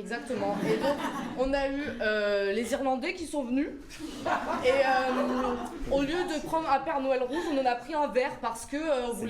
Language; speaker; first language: French; native; French